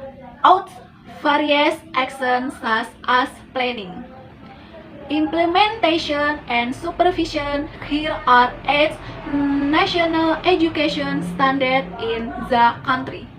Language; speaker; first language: English; non-native, learner; Indonesian